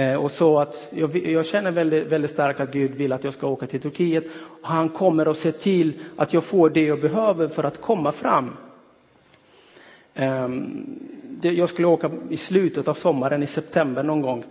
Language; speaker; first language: Swedish; non-native, fluent; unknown